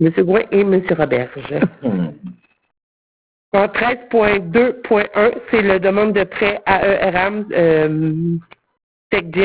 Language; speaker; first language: French; native; French